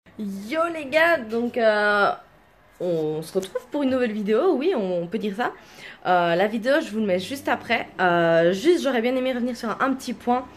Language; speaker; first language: French; native; French